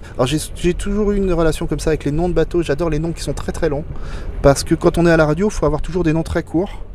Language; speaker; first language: French; native; French